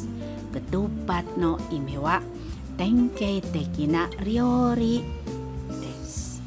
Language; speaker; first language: Japanese; non-native, fluent; Indonesian